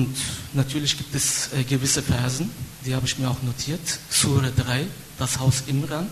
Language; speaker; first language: German; non-native, fluent; Turkish